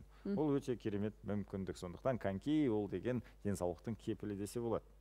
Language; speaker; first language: Kazakh; native; Kazakh